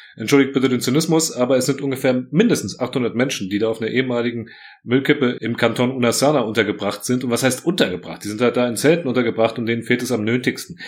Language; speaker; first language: German; early bilingual, other home language; Croatian